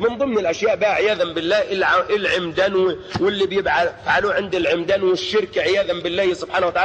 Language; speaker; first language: Arabic; native; Arabic